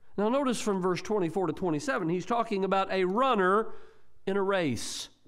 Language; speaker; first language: English; native; English